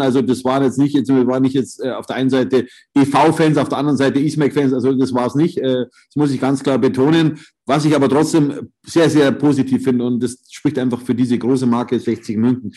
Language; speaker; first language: German; native; German